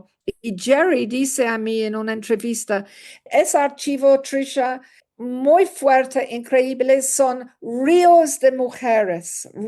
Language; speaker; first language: Spanish; non-native, learner; English